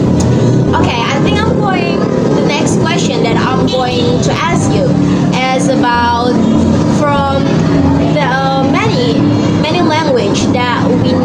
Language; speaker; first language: English; non-native, fluent; Indonesian